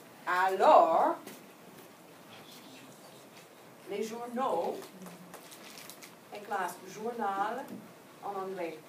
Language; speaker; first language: French; non-native, fluent; English